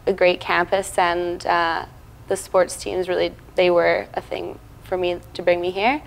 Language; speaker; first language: English; native; English